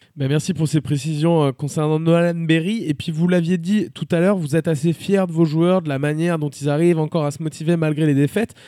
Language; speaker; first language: French; native; French